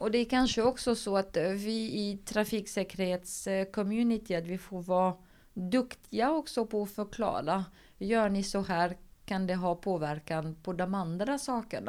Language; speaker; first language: Swedish; non-native, fluent; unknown